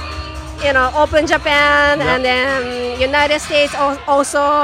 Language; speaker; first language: English; non-native, learner; Japanese